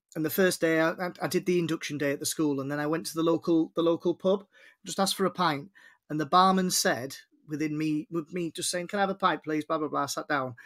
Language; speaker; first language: English; native; English